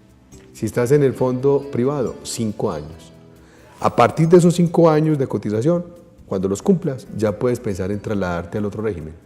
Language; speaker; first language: Spanish; native; Spanish